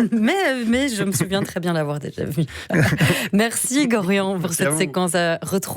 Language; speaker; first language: French; native; French